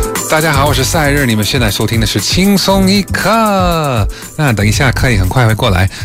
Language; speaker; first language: Chinese; non-native, fluent; English